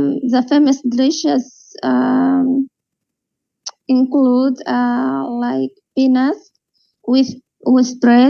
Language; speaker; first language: English; non-native, learner; Arabic